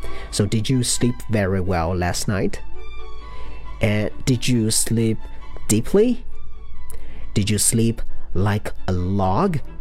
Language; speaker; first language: English; non-native, fluent; Chinese